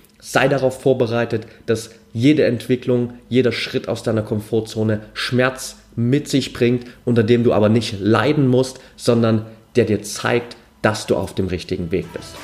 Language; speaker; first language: German; native; German